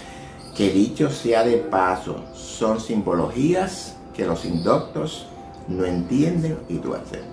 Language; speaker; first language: Spanish; native; Spanish